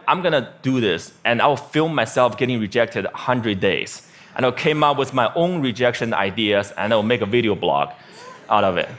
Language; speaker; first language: English; non-native, fluent; Chinese